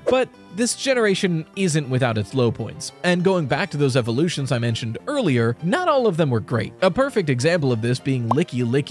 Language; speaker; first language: English; native; English